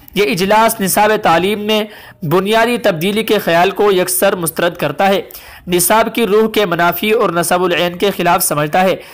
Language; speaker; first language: Urdu; native; Urdu